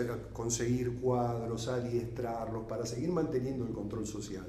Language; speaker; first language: Spanish; native; Spanish